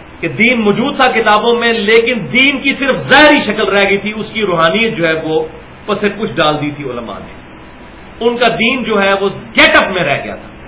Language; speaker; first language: Urdu; non-native, local second language; Punjabi